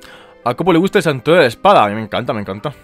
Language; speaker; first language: Spanish; native; Spanish